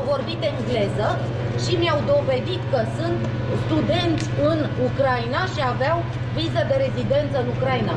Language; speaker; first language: Romanian; native; Romanian